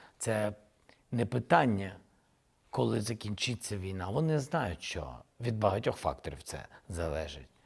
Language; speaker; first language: Ukrainian; non-native, local second language; Russian